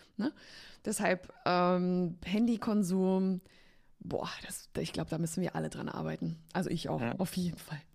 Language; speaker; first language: German; early bilingual, heritage; Polish